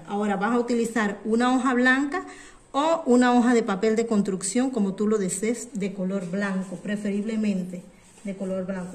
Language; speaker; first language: Spanish; native; Spanish